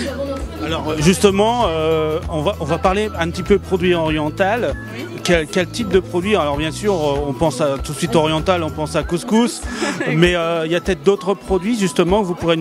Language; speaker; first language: French; native; French